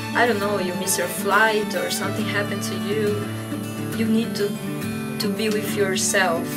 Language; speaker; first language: English; non-native, fluent; Portuguese